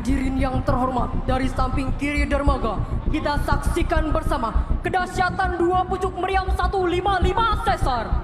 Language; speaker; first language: Indonesian; native; Indonesian